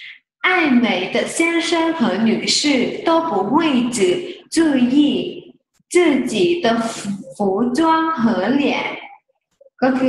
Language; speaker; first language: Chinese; non-native, fluent; Thai